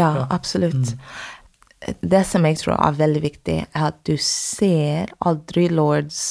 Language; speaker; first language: Norwegian; non-native, fluent; English